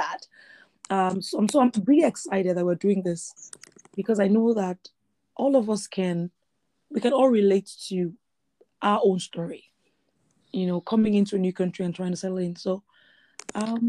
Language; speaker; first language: English; non-native, local second language; Yoruba